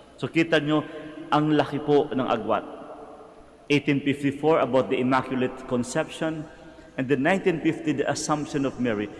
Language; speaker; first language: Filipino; non-native, local second language; Cebuano